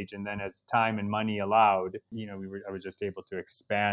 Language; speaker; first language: English; native; English